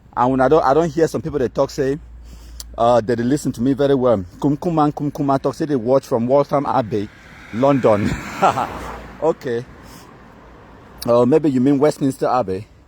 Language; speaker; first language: Nigerian Pidgin; native; Nigerian Pidgin